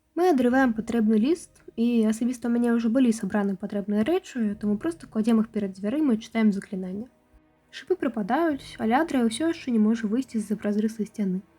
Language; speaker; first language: Belarusian; native; Belarusian